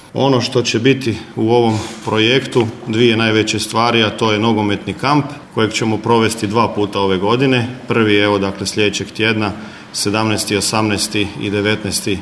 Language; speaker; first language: Croatian; native; Croatian